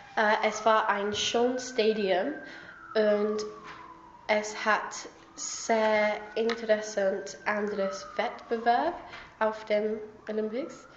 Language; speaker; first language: German; non-native, learner; English